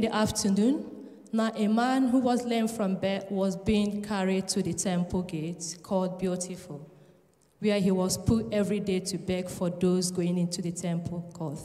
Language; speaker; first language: English; non-native, local second language; Igbo